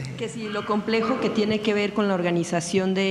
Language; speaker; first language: Spanish; native; Spanish